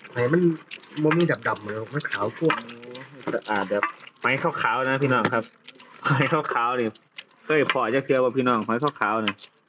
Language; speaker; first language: Thai; native; Thai